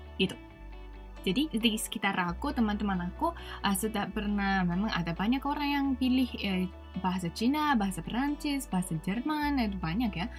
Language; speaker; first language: Indonesian; non-native, fluent; Japanese